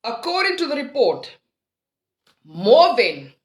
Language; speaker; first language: English; non-native, local second language; Afrikaans